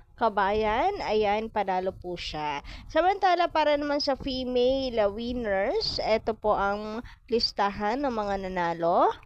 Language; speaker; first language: Filipino; non-native, local second language; Bikol